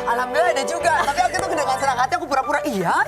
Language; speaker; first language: Indonesian; native; Indonesian